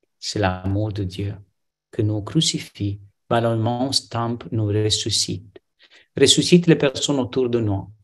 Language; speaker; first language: French; non-native, fluent; Romanian